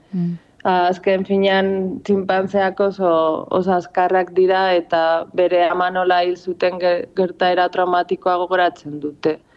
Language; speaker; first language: Basque; non-native, local second language; Spanish